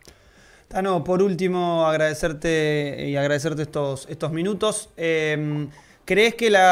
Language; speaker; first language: Spanish; native; Spanish